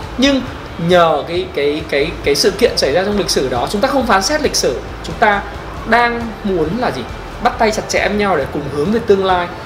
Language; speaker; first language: Vietnamese; native; Vietnamese